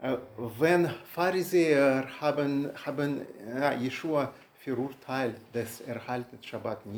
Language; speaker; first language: German; non-native, learner; Russian